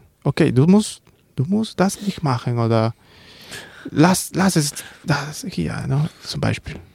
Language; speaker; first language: German; non-native, learner; Spanish